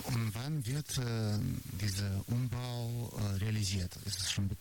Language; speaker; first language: German; non-native, learner; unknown